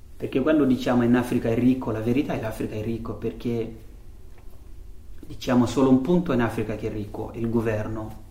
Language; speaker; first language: Italian; non-native, learner; Fula